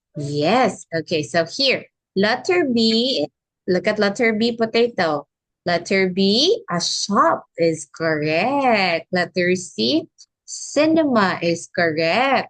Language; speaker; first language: English; non-native, local second language; Filipino